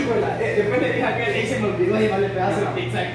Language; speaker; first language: Spanish; native; Spanish